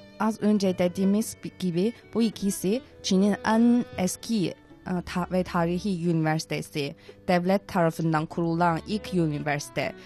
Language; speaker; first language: Turkish; non-native, fluent; Chinese